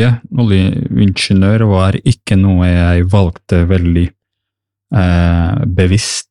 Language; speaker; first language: Norwegian; early bilingual, other home language; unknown